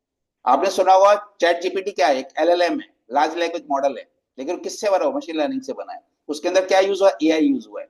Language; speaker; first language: Hindi; native; Hindi